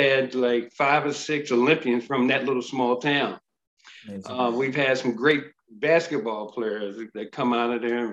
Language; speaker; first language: English; native; English